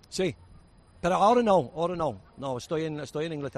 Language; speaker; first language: Spanish; non-native, learner; English